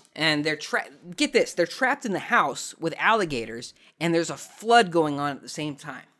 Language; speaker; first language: English; native; English